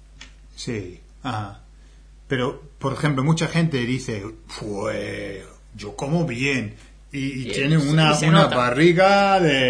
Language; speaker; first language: Spanish; non-native, fluent; English